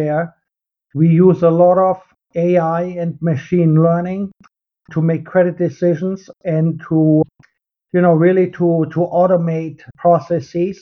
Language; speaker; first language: English; non-native, fluent; German